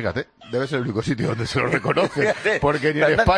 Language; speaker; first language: Spanish; native; Spanish